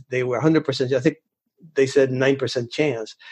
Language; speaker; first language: English; early bilingual, other home language; Spanish